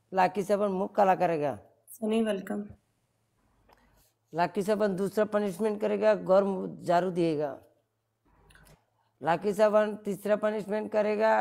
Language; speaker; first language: Hindi; non-native, learner; Bangla